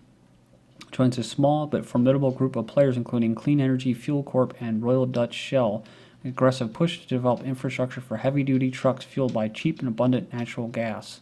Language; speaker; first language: English; native; English